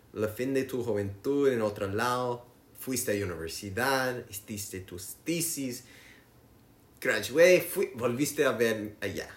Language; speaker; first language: Spanish; non-native, learner; English